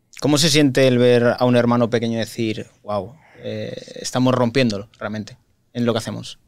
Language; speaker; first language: Spanish; native; Spanish